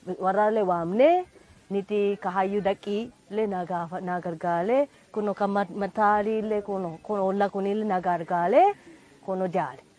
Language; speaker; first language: Oromo; non-native, fluent; Japanese